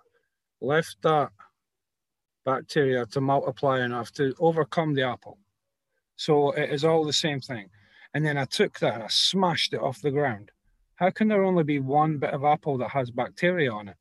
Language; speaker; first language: English; native; English